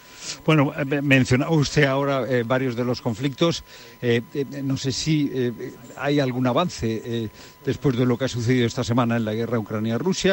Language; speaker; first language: Spanish; native; Spanish